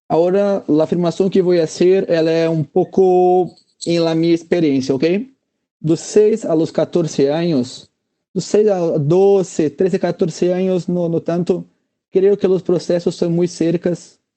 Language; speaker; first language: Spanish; non-native, fluent; Portuguese